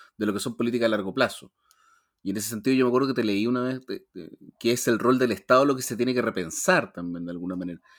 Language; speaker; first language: Spanish; native; Spanish